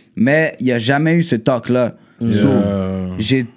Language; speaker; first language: French; native; French